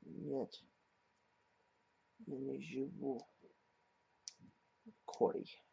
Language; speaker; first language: Russian; non-native, learner; English